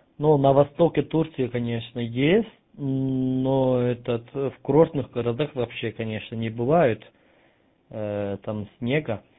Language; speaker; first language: Russian; non-native, fluent; Turkish